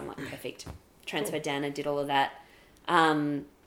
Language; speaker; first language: English; native; English